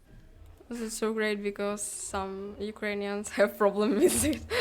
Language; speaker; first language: English; non-native, learner; Ukrainian